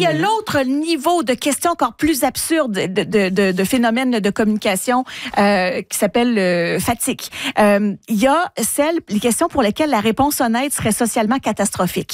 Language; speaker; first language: French; native; French